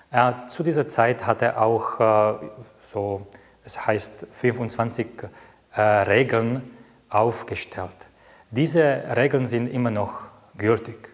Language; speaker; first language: German; non-native, fluent; Czech